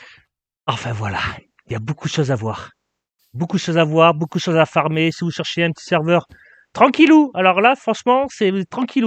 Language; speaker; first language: French; native; French